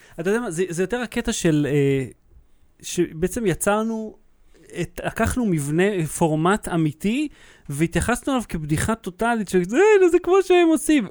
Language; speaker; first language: Hebrew; early bilingual, other home language; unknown